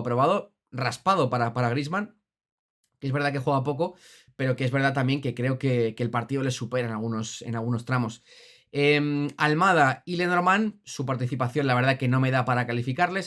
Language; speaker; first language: Spanish; native; Spanish